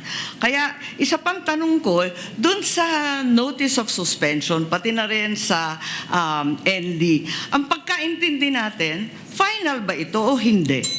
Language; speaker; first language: Filipino; native; Filipino